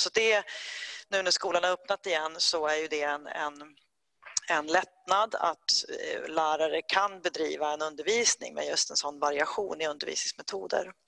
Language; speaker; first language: Swedish; native; Swedish